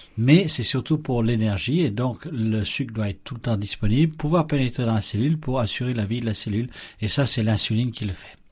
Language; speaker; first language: French; native; French